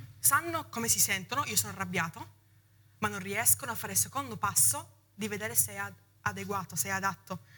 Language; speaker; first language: Italian; early bilingual, heritage; Italian